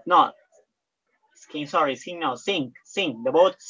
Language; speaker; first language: English; non-native, learner; Spanish